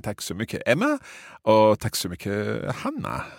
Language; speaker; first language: Swedish; non-native, learner; English